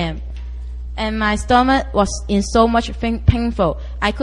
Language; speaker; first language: English; non-native, local second language; Cantonese